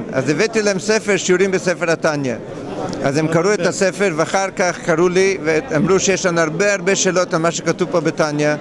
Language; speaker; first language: Hebrew; non-native, fluent; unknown